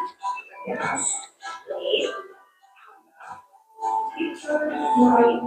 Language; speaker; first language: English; non-native, learner; Indonesian